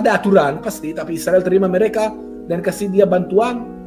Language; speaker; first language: Indonesian; non-native, fluent; Hebrew